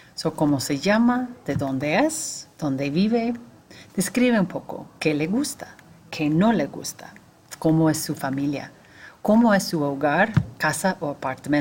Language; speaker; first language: Spanish; non-native, fluent; English